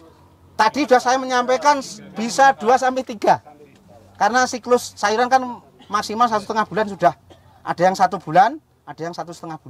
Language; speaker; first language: Indonesian; non-native, local second language; Javanese